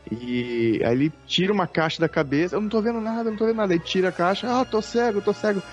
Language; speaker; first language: Portuguese; native; Portuguese